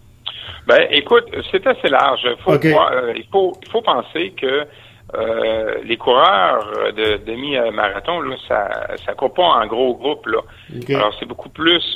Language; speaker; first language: French; native; French